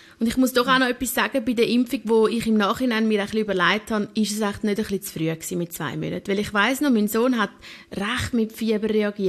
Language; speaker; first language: German; native; German